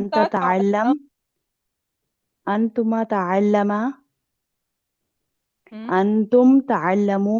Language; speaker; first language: Arabic; non-native, learner; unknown